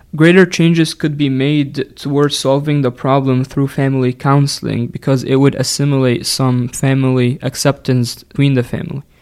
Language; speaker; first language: English; non-native, fluent; Arabic